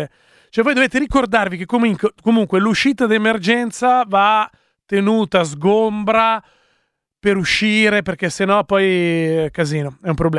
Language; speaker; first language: Italian; native; Italian